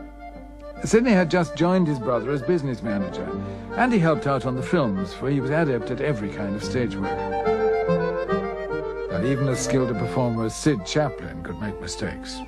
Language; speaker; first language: English; native; English